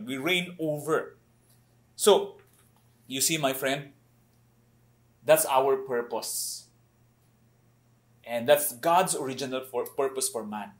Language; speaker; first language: English; non-native, local second language; Cebuano